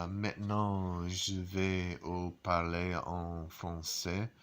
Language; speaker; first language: French; non-native, learner; English